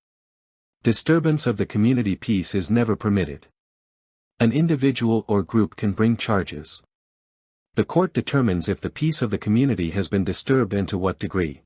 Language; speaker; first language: English; native; English